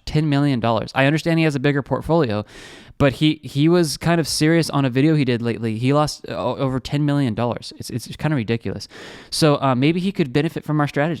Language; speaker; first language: English; native; English